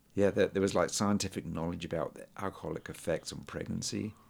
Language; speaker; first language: English; native; English